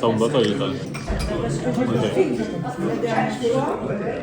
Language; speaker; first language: Japanese; non-native, fluent; French